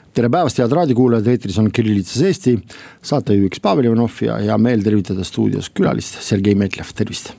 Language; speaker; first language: Estonian; non-native, local second language; Russian